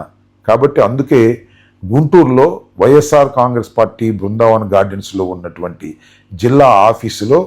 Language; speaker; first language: Telugu; native; Telugu